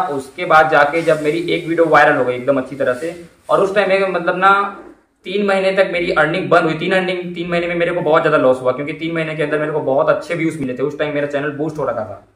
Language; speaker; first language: Hindi; native; Hindi